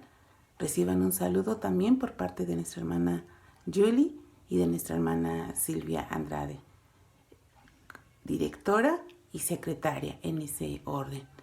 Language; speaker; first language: Spanish; native; Spanish